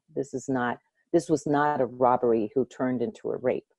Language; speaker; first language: English; early bilingual, other home language; Spanish